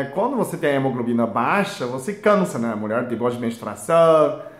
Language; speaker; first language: Portuguese; non-native, fluent; Chinese